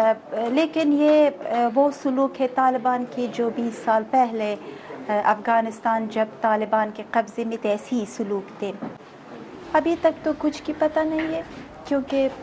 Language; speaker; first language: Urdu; non-native, fluent; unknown